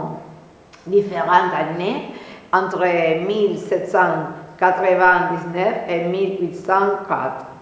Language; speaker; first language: French; non-native, fluent; Spanish